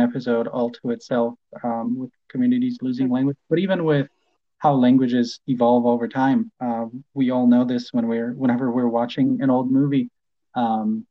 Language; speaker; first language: English; non-native, fluent; Polish